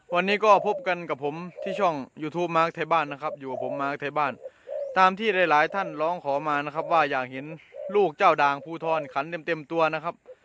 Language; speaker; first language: Thai; non-native, local second language; Northeastern Thai